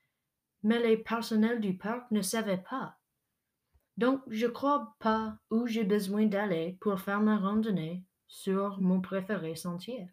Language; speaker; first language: French; non-native, learner; English